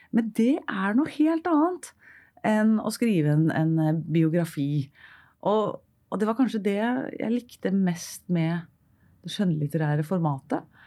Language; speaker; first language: Norwegian; native; Norwegian